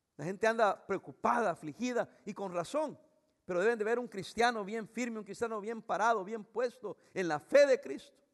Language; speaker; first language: Spanish; native; Spanish